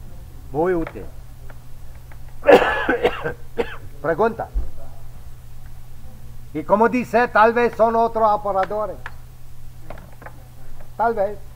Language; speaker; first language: Spanish; non-native, fluent; English